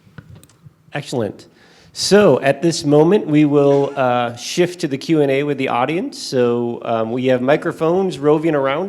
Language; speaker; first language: English; native; English